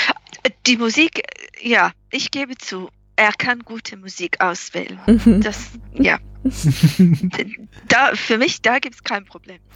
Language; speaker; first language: German; non-native, fluent; English